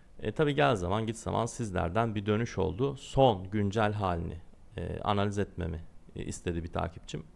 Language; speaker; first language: Turkish; native; Turkish